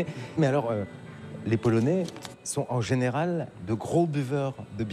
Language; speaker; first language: French; native; French